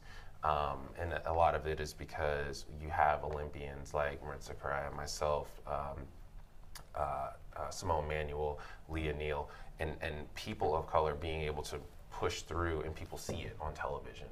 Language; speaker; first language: English; native; English